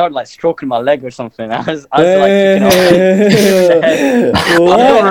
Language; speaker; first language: English; native; English